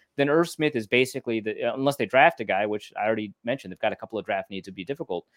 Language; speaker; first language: English; native; English